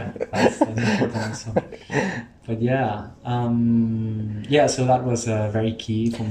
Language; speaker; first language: English; non-native, fluent; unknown